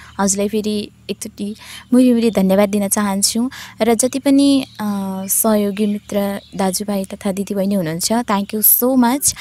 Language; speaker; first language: Nepali; non-native, local second language; Dangaura Tharu